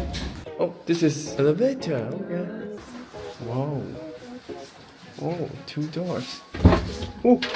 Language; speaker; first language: English; non-native, learner; Chinese